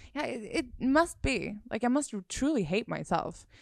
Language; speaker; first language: English; non-native, fluent; Swedish